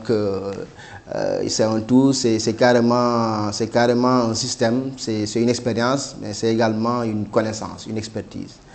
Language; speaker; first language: French; non-native, local second language; Wolof